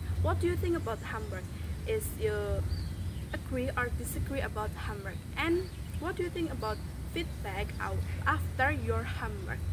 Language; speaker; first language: English; non-native, learner; Indonesian